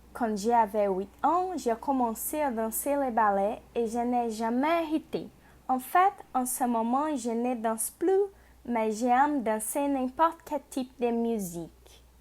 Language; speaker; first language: French; non-native, learner; Portuguese